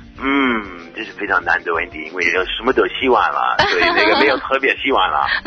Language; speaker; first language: Chinese; non-native, fluent; English